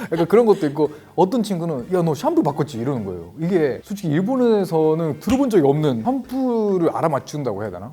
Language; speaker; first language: Korean; non-native, fluent; Japanese